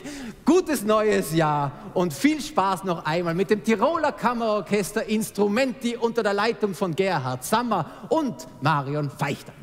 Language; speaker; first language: German; native; German